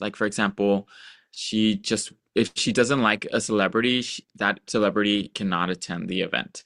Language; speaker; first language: English; early bilingual, other home language; Spanish